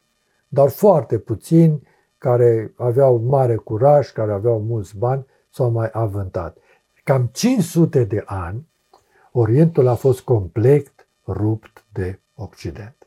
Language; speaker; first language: Romanian; native; Romanian